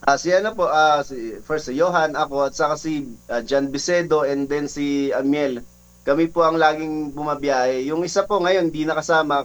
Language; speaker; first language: Filipino; native; Filipino